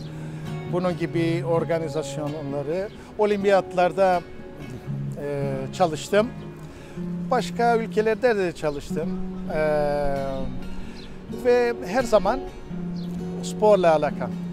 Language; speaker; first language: Turkish; non-native, local second language; Greek